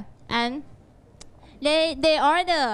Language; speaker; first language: English; non-native, learner; Thai